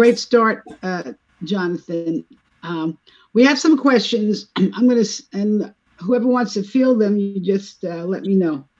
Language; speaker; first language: English; native; English